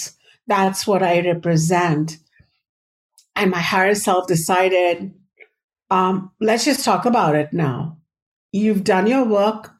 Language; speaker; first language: English; non-native, local second language; Hindi